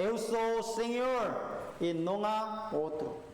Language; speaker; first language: Portuguese; non-native, learner; Korean